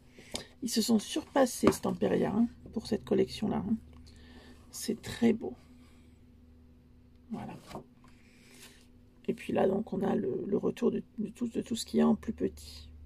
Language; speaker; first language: French; native; French